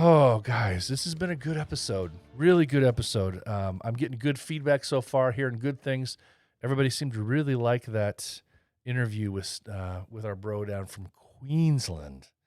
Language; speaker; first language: English; native; English